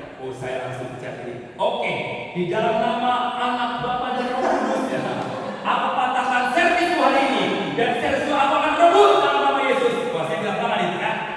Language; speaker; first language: Indonesian; native; Indonesian